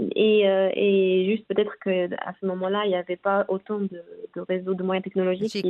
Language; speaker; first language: French; non-native, local second language; Arabic